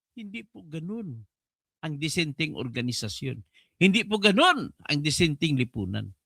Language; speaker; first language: Filipino; non-native, local second language; Cebuano